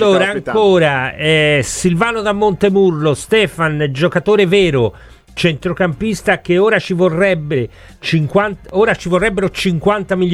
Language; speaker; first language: Italian; native; Italian